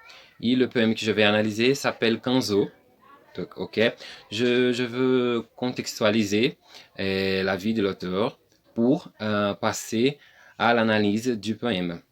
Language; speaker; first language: French; non-native, learner; Portuguese